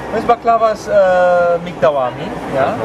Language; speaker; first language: Polish; non-native, learner; Turkish